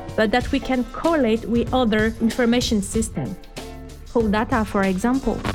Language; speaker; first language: English; non-native, fluent; French